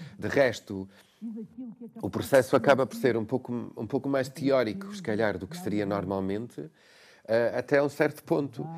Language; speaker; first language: Portuguese; non-native, fluent; English